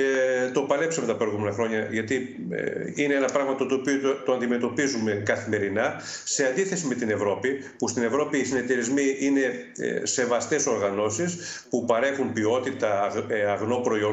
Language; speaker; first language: Greek; native; Greek